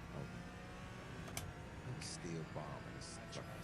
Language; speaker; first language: English; native; English